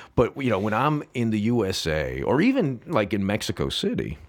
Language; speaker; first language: English; native; English